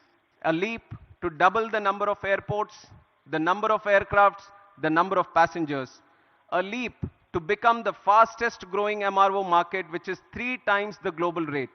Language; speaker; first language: English; non-native, local second language; Telugu